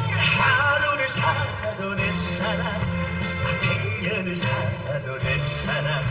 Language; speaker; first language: Korean; native; Korean